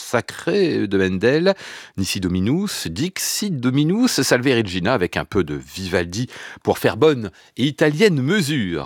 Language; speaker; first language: French; native; French